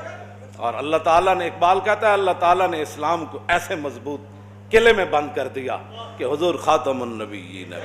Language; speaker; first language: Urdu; non-native, local second language; Punjabi